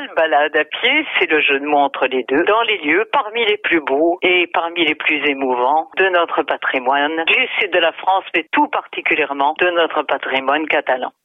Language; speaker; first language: French; native; French